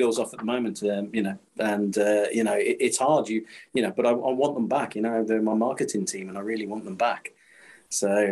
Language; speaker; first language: English; native; English